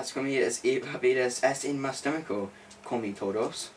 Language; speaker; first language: Spanish; non-native, learner; English